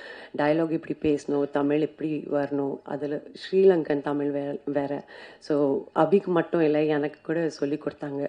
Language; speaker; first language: Tamil; non-native, fluent; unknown